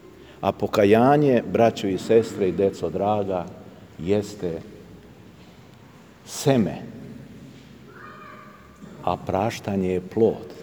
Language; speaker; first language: Serbian; native; Serbian